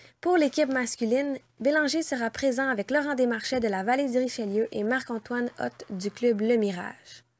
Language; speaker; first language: French; native; French